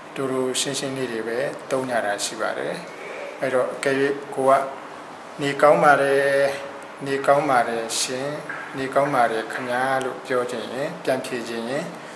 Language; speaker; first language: Burmese; native; Burmese